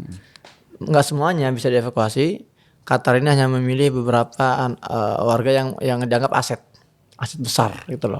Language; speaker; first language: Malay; non-native, fluent; Arabic